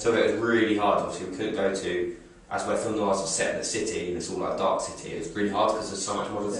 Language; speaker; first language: English; native; English